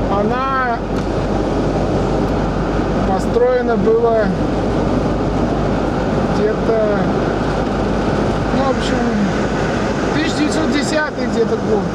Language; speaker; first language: Russian; native; Russian